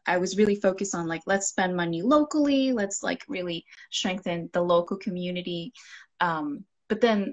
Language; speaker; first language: English; non-native, local second language; Cantonese